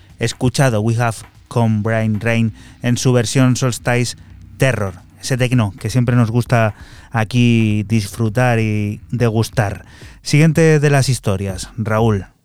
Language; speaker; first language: Spanish; native; Spanish